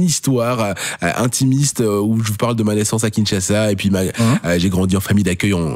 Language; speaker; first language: French; native; French